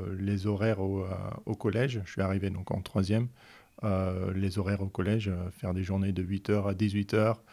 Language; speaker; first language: French; non-native, fluent; Dutch